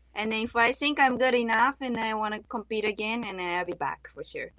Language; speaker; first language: English; non-native, learner; Japanese